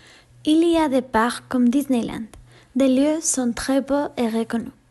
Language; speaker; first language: French; non-native, learner; Spanish